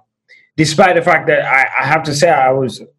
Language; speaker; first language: English; non-native, local second language; Ganda